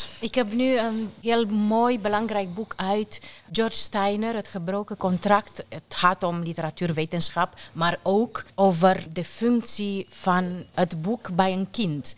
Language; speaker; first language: Dutch; non-native, fluent; Romanian